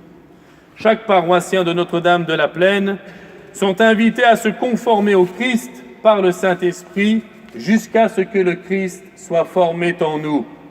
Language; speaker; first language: French; native; French